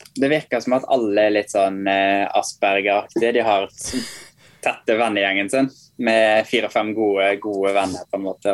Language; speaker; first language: Norwegian; native; Norwegian